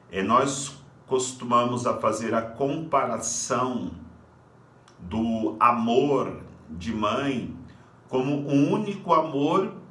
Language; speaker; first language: Portuguese; native; Portuguese